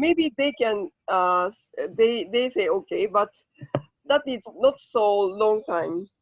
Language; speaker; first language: English; non-native, learner; Japanese